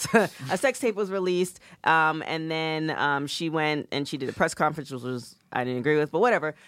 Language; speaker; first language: English; native; English